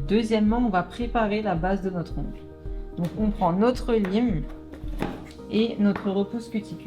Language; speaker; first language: French; native; French